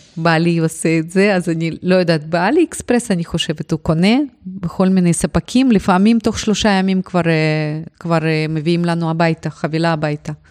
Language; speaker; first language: Hebrew; non-native, fluent; Russian